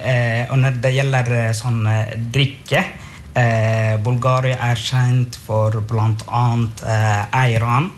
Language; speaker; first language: Norwegian; non-native, fluent; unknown